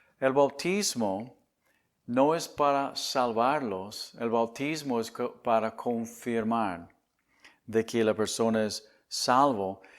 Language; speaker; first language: Spanish; non-native, fluent; English